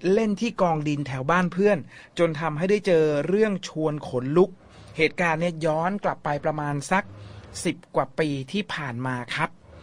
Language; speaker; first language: Thai; native; Thai